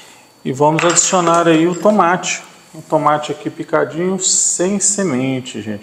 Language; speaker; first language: Portuguese; native; Portuguese